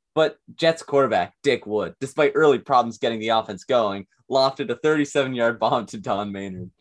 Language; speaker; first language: English; native; English